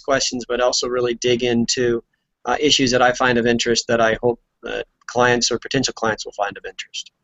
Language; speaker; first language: English; native; English